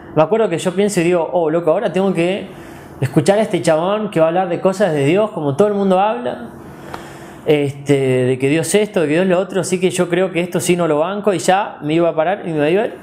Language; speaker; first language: Spanish; native; Spanish